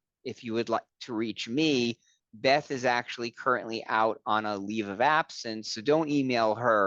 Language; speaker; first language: English; native; English